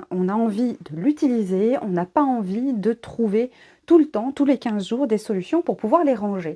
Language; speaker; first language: French; native; French